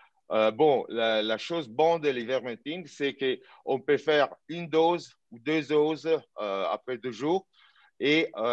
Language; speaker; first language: French; non-native, fluent; Italian